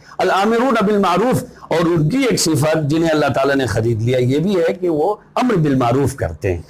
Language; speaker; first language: Urdu; native; Urdu